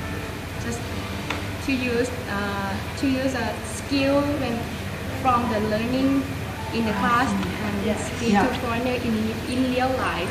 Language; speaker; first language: English; non-native, learner; Thai